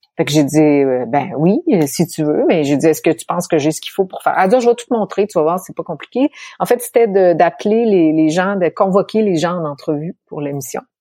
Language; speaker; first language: French; native; French